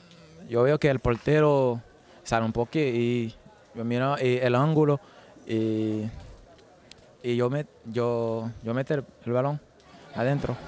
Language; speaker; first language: Spanish; non-native, learner; French